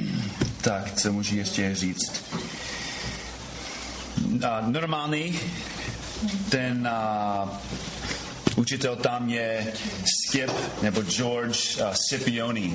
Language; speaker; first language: Czech; non-native, fluent; English